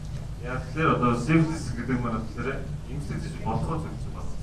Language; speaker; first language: Mongolian; native; Mongolian